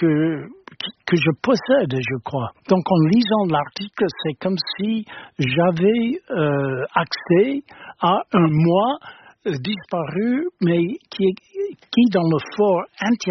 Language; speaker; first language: French; non-native, fluent; English